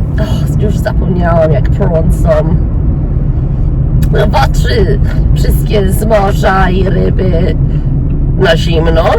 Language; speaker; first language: Polish; early bilingual, heritage; English